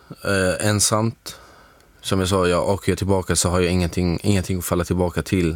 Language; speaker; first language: Swedish; non-native, fluent; Arabic